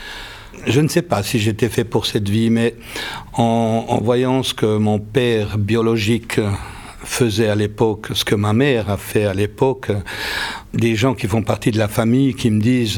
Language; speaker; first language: French; native; French